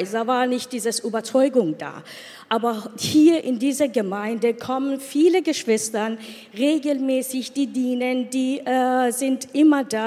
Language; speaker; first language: German; non-native, fluent; Persian